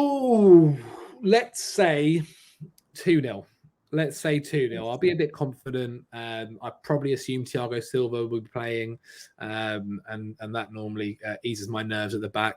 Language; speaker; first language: English; native; English